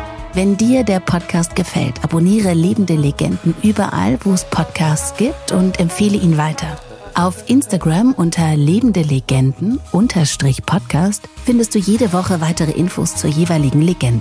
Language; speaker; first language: German; native; German